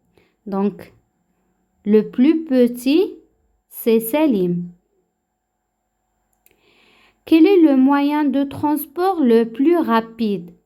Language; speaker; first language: French; non-native, local second language; Arabic